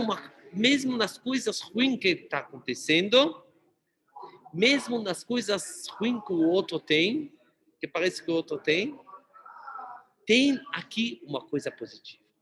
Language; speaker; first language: Portuguese; non-native, fluent; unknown